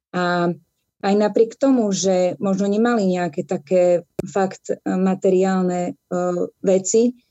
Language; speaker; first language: Slovak; native; Slovak